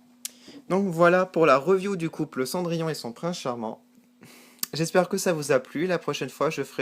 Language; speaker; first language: French; native; French